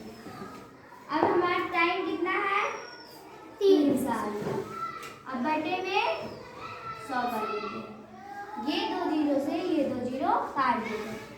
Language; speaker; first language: Hindi; native; Hindi